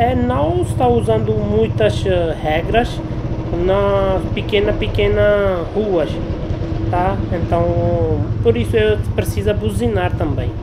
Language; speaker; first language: Portuguese; non-native, learner; Hindi